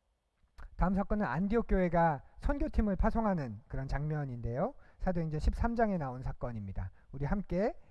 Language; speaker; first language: Korean; native; Korean